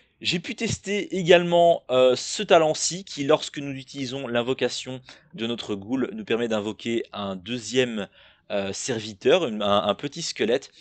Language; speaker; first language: French; native; French